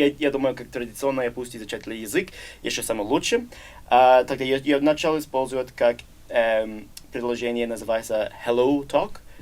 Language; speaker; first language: Russian; non-native, learner; English